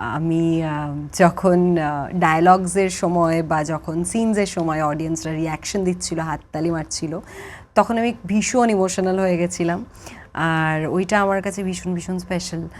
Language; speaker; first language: Bangla; native; Bangla